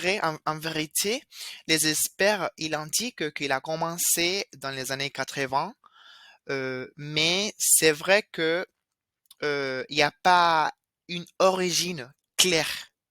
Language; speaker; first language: French; non-native, fluent; Spanish